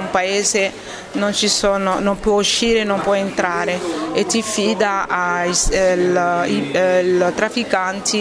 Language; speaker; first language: Italian; non-native, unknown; French